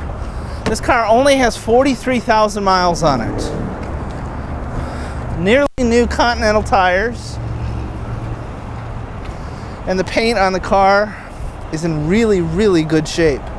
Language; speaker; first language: English; native; English